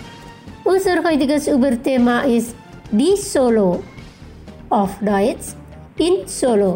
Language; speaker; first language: German; non-native, fluent; Indonesian